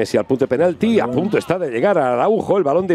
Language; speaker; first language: Spanish; native; Spanish